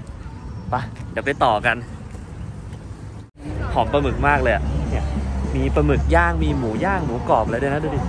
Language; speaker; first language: Thai; native; Thai